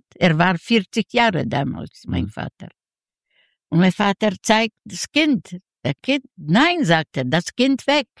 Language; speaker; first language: German; non-native, learner; Yiddish